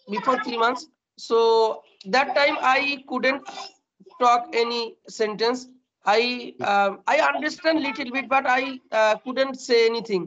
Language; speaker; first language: English; non-native, learner; Bangla